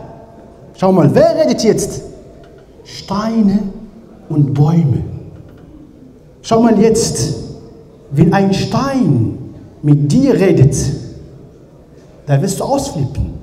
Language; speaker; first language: German; non-native, learner; Arabic